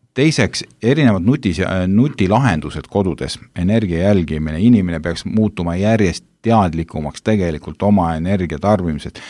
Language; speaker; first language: Estonian; native; Estonian